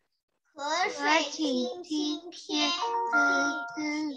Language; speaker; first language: Chinese; early bilingual, heritage; Chinese